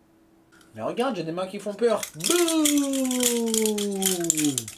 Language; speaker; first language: French; native; French